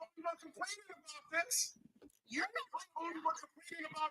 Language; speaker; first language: English; native; English